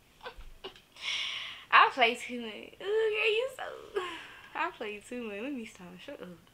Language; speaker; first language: English; native; English